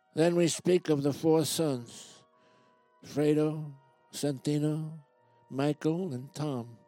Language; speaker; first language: English; native; English